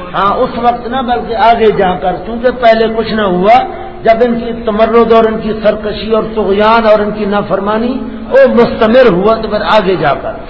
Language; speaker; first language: Urdu; non-native, local second language; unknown